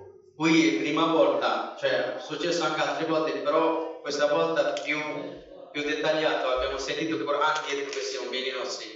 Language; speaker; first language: Italian; non-native, fluent; Bangla